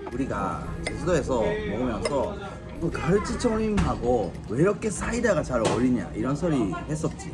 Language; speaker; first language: Korean; non-native, fluent; Japanese